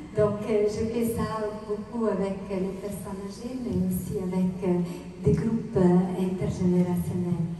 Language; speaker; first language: French; non-native, fluent; Italian